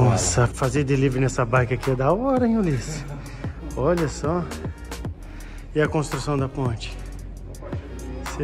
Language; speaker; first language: Portuguese; native; Portuguese